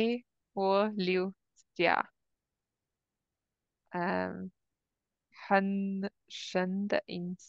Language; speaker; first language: Chinese; non-native, learner; English